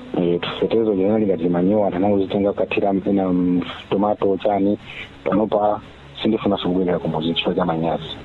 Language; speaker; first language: Nyanja; native; Nyanja